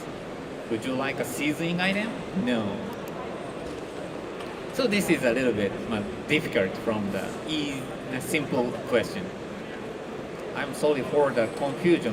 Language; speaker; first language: English; non-native, learner; Japanese